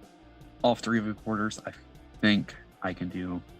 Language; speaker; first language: English; native; English